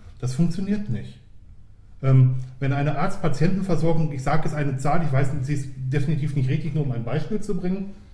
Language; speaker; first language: German; native; German